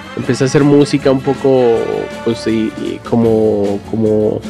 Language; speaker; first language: Spanish; native; Spanish